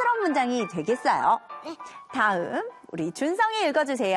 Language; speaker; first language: Korean; native; Korean